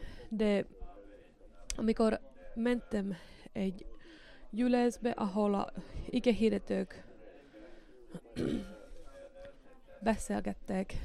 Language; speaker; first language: Hungarian; non-native, learner; Finnish